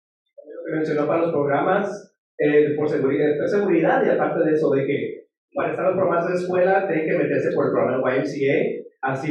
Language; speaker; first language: Spanish; native; Spanish